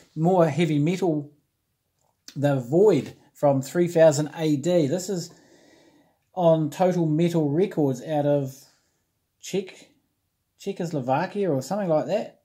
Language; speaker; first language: English; native; English